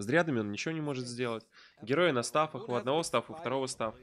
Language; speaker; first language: Russian; native; Russian